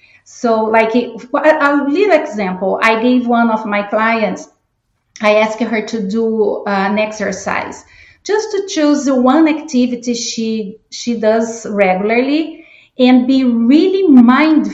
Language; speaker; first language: English; non-native, fluent; Portuguese